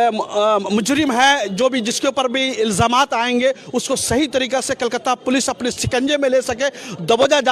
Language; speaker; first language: Hindi; native; Hindi